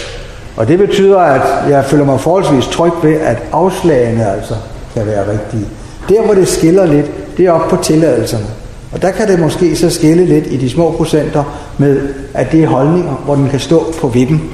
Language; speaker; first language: Danish; native; Danish